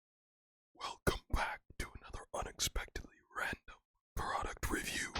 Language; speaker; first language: English; native; English